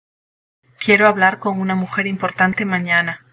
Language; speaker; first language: Spanish; non-native, learner; English